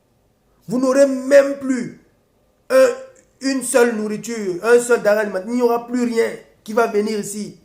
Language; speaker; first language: French; non-native, local second language; Basaa